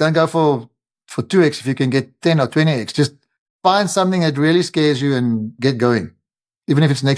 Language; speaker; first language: English; non-native, local second language; Afrikaans